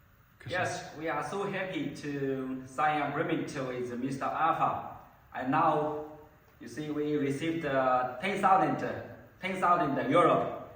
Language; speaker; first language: English; non-native, learner; Chinese